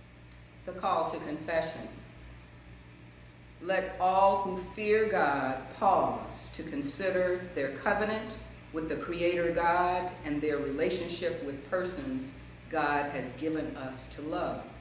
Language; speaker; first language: English; native; English